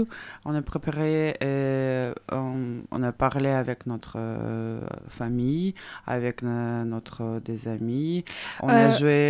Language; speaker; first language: French; non-native, learner; Russian